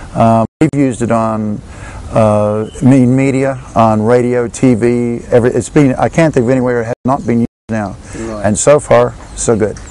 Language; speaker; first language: English; native; English